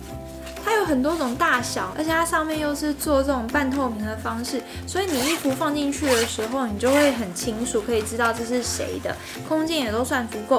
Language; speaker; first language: Chinese; native; Chinese